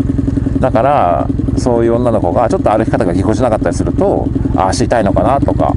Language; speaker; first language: Japanese; native; Japanese